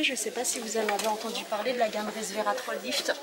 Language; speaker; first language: French; native; French